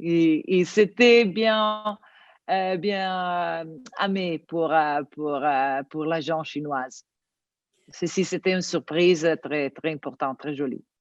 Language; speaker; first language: French; non-native, fluent; Italian